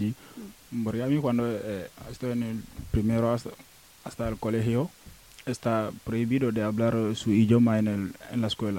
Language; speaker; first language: Spanish; non-native, learner; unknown